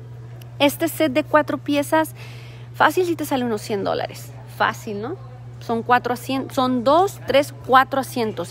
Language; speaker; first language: Spanish; native; Spanish